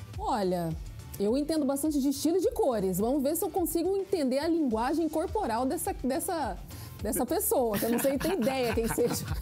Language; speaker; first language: Portuguese; native; Portuguese